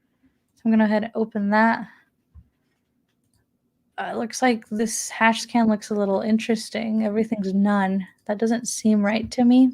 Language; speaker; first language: English; native; English